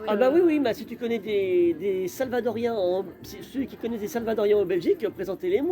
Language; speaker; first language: French; native; French